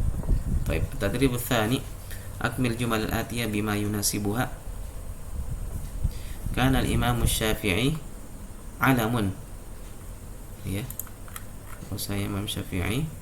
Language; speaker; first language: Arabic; non-native, fluent; Indonesian